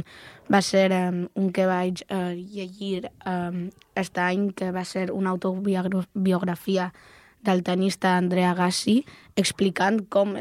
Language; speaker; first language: Catalan; non-native, local second language; Spanish